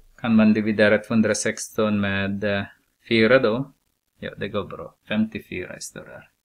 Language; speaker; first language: Swedish; non-native, fluent; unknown